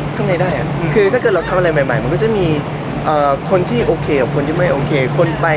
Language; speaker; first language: Thai; native; Thai